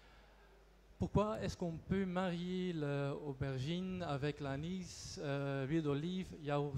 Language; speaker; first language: French; non-native, local second language; Dutch